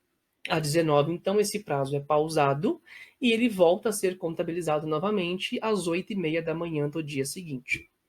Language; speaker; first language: Portuguese; native; Portuguese